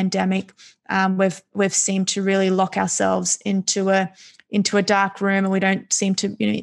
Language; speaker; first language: English; native; English